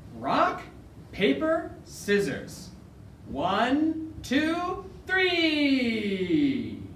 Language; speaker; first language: English; native; English